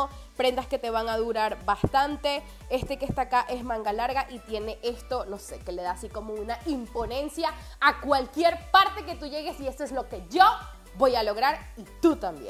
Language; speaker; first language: Spanish; native; Spanish